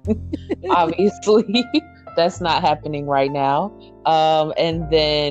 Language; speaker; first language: English; native; English